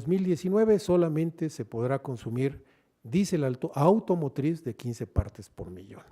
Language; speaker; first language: Spanish; native; Spanish